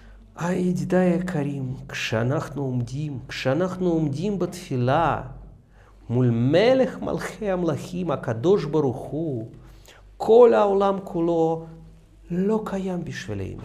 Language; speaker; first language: Hebrew; non-native, fluent; Russian